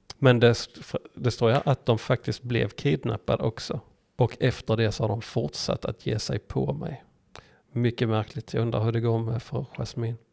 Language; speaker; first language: Swedish; native; Swedish